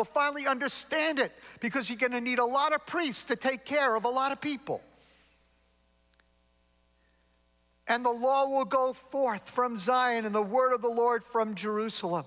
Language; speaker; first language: English; native; English